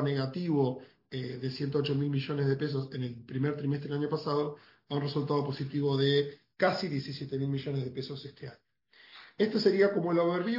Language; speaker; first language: Spanish; native; Spanish